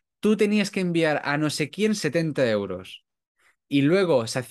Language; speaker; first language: Spanish; native; Spanish